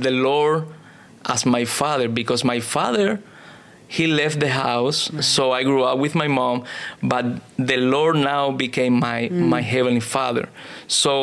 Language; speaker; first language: English; non-native, learner; Spanish